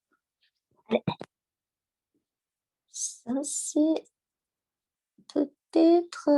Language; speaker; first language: French; non-native, learner; Japanese